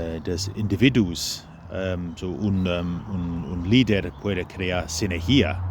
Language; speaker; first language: Spanish; non-native, fluent; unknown